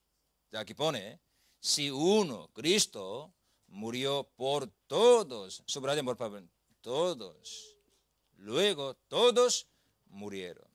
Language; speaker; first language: Spanish; non-native, learner; Korean